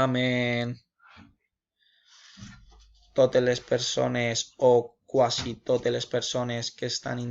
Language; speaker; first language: Catalan; non-native, local second language; Spanish